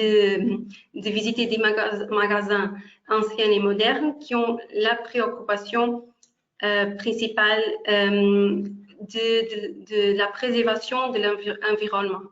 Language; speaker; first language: French; non-native, fluent; Portuguese